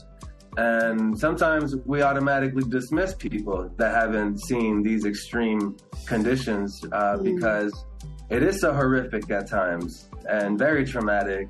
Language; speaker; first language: English; early bilingual, other home language; Spanish